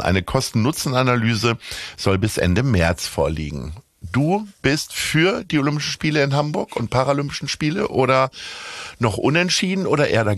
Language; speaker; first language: German; native; German